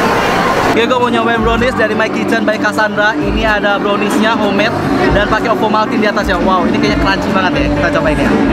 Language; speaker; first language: Indonesian; native; Indonesian